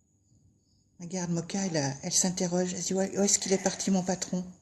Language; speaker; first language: French; native; French